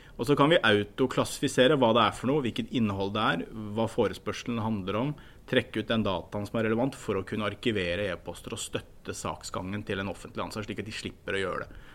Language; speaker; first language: Norwegian; native; Norwegian